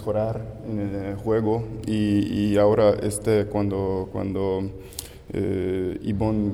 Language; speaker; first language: Spanish; non-native, learner; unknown